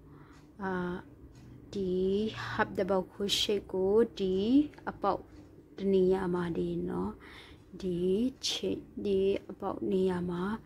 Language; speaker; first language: Burmese; non-native, local second language; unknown